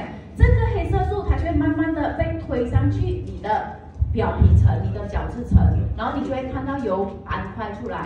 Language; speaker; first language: Chinese; native; Chinese